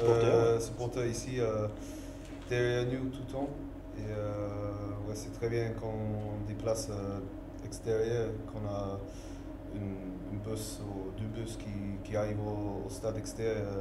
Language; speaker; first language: French; non-native, learner; English